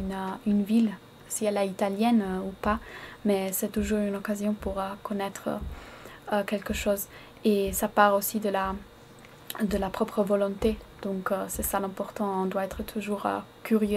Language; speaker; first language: French; non-native, fluent; Italian